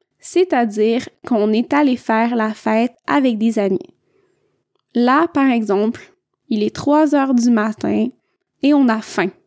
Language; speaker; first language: French; native; French